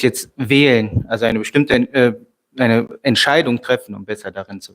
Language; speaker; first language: German; native; German